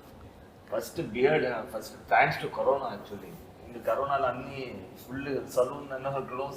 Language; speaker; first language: Telugu; non-native, learner; Tamil